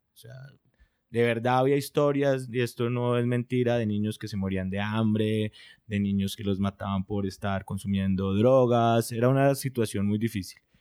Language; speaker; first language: Spanish; native; Spanish